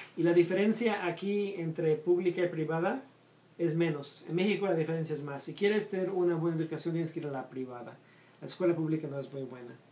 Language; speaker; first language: Spanish; native; Spanish